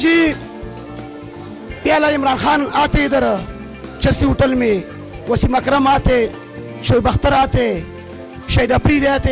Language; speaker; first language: Hindi; non-native, local second language; Pashto